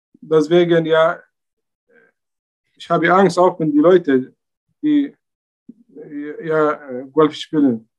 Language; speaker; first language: German; non-native, learner; Arabic